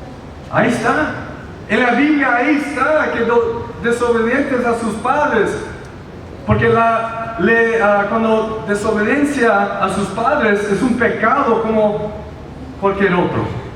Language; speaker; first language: Spanish; early bilingual, heritage; Spanish